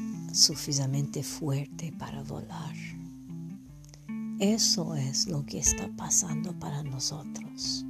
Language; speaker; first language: Spanish; non-native, fluent; English